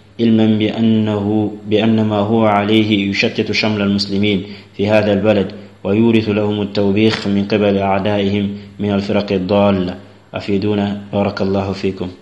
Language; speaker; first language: Arabic; non-native, fluent; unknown